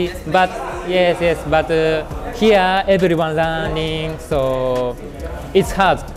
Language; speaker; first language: English; non-native, learner; Japanese